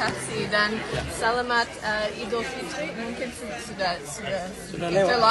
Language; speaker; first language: Indonesian; non-native, learner; English